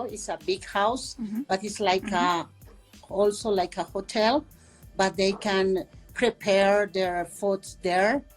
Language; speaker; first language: English; non-native, fluent; Spanish